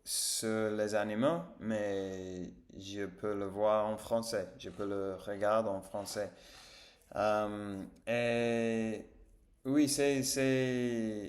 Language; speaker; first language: French; non-native, learner; English